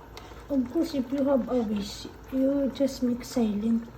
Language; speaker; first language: English; non-native, learner; Filipino